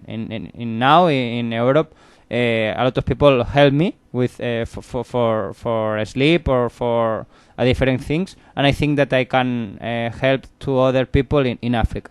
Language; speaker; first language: English; non-native, learner; Spanish